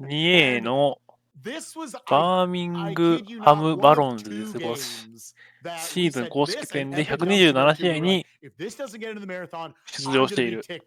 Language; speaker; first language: Japanese; native; Japanese